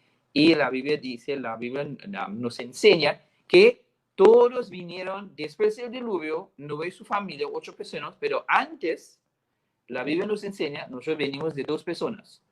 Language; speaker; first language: Spanish; non-native, fluent; English